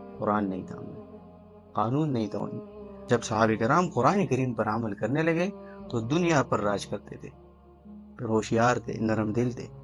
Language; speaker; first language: Urdu; non-native, local second language; Pashto